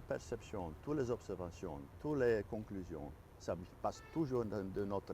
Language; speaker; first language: French; non-native, fluent; Dutch